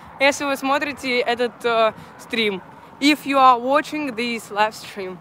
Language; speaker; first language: English; non-native, learner; Russian